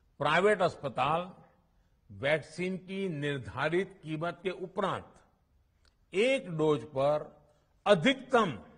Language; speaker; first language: Hindi; non-native, local second language; Gujarati